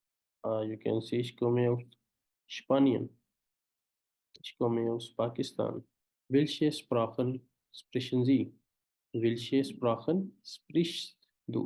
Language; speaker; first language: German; non-native, fluent; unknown